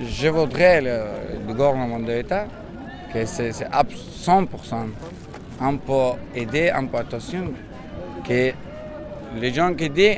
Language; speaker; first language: French; non-native, learner; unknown